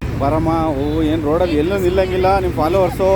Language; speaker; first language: Kannada; native; Kannada